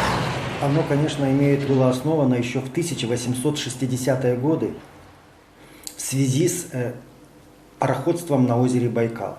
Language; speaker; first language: Russian; native; Russian